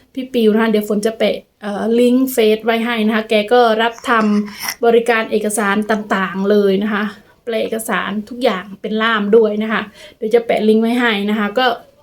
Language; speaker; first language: Thai; native; Thai